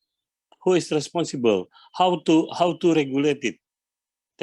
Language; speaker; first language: English; non-native, learner; Indonesian